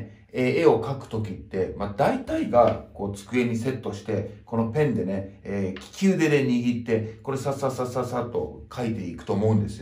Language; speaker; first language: Japanese; native; Japanese